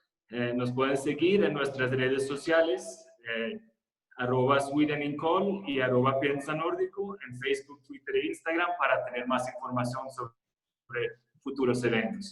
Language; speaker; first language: Spanish; non-native, fluent; Swedish